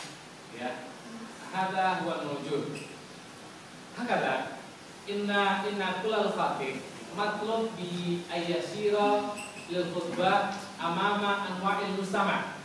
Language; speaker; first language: Arabic; non-native, learner; Indonesian